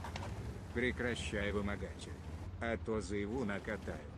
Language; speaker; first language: Russian; native; Russian